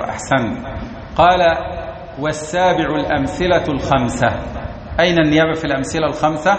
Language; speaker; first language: Arabic; native; Arabic